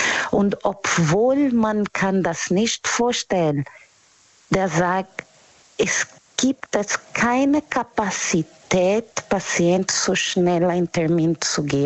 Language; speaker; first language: German; non-native, fluent; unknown